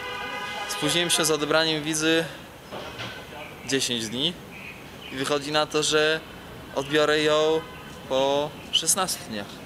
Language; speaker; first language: Polish; native; Polish